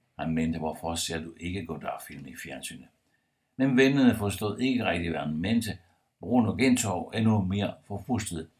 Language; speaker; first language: Danish; non-native, fluent; Italian